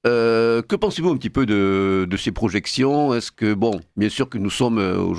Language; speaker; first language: French; native; French